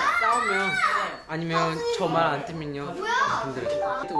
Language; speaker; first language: Korean; early bilingual, other home language; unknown